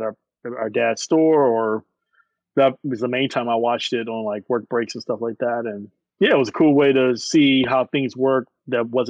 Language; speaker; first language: English; native; English